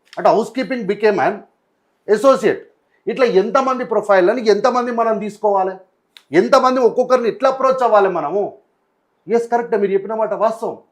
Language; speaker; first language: Telugu; native; Telugu